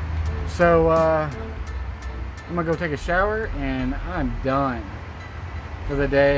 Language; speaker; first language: English; native; English